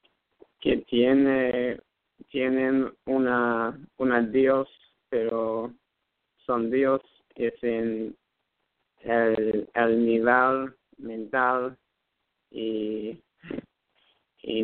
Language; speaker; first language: Spanish; non-native, learner; English